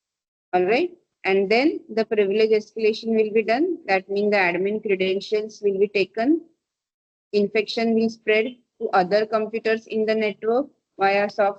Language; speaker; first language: English; non-native, local second language; Marathi